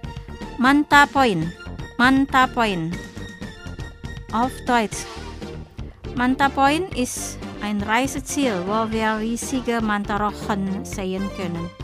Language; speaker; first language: German; non-native, fluent; Indonesian